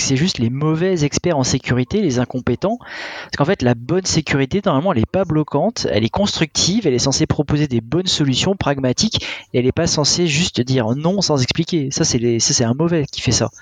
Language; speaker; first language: French; native; French